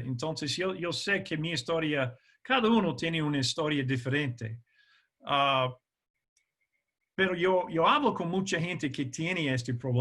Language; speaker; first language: Spanish; non-native, fluent; English